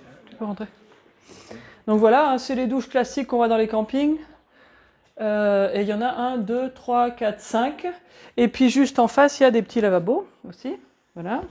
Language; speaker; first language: French; native; French